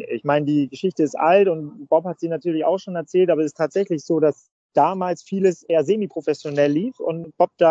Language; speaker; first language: German; native; German